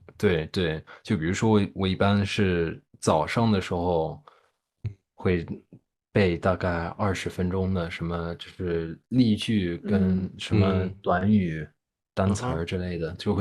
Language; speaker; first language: Chinese; non-native, fluent; English